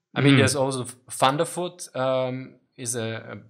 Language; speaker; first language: English; non-native, fluent; German